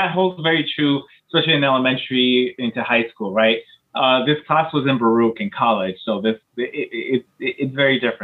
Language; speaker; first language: English; native; English